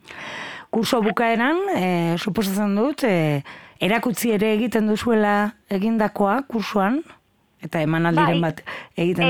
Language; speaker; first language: Basque; native; Basque